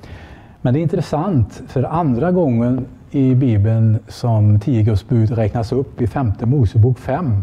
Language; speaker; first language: Swedish; native; Swedish